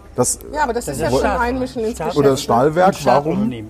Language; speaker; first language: German; native; German